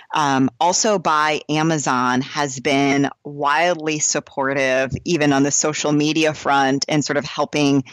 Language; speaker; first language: English; native; English